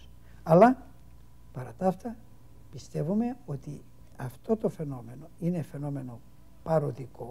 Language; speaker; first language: Greek; native; Greek